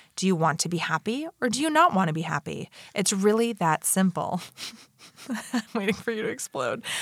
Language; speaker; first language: English; native; English